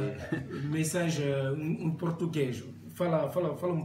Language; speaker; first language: Portuguese; non-native, learner; Lingala